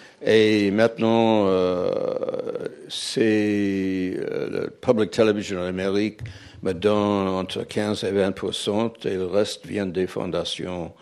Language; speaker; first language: French; non-native, fluent; English